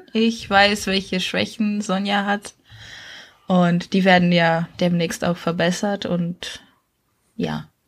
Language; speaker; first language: German; non-native, fluent; Czech